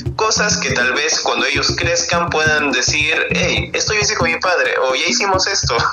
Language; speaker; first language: Spanish; native; Spanish